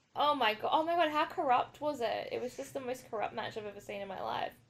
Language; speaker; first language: English; native; English